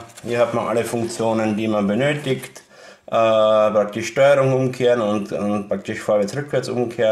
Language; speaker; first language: German; native; German